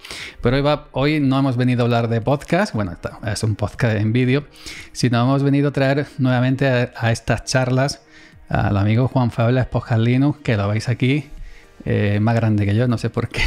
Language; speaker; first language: Spanish; native; Spanish